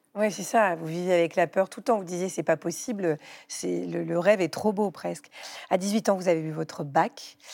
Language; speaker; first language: French; native; French